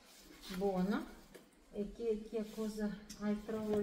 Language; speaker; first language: Italian; non-native, learner; Russian